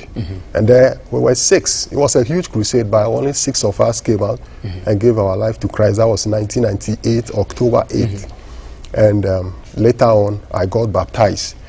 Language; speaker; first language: English; non-native, local second language; Ewe